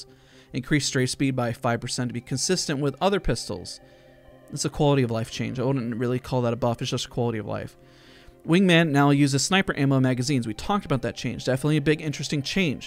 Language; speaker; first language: English; native; English